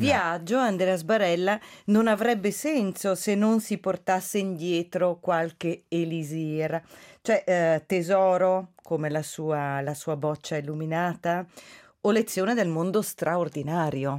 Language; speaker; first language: Italian; native; Italian